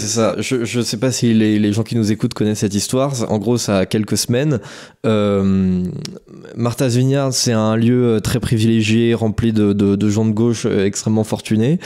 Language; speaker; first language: French; native; French